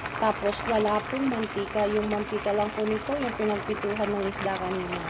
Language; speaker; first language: Filipino; non-native, local second language; Iloko